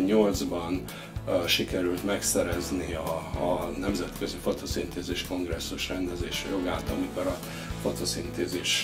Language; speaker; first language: Hungarian; native; Hungarian